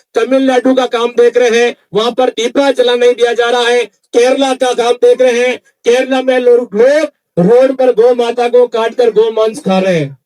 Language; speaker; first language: Hindi; non-native, local second language; Kannada